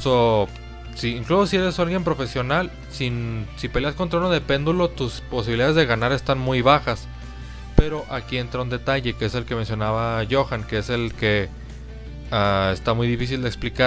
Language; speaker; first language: Spanish; native; Spanish